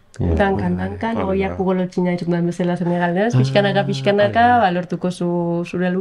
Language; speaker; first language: Basque; native; Basque